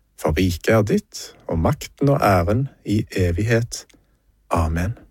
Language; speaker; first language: Norwegian; native; Norwegian